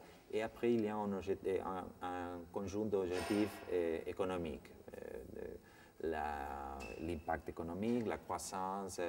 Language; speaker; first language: French; non-native, fluent; Spanish